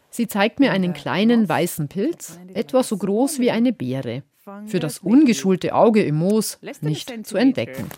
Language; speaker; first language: German; native; German